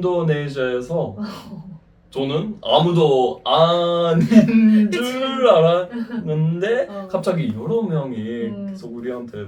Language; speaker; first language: Korean; non-native, fluent; English